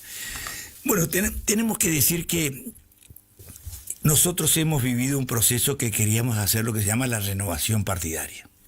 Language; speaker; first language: Spanish; native; Spanish